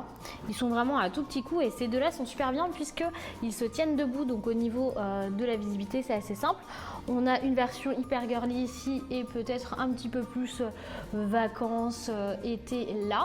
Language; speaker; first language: French; native; French